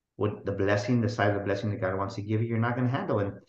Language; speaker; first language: English; native; English